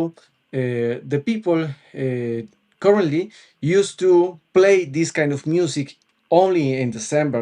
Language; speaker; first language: English; non-native, local second language; Spanish